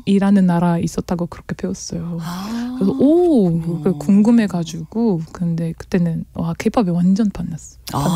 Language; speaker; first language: Korean; non-native, learner; French